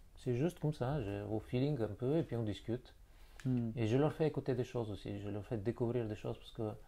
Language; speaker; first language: French; non-native, fluent; Bulgarian